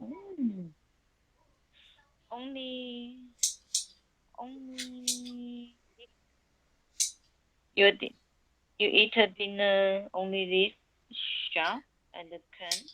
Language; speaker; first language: English; non-native, learner; Chinese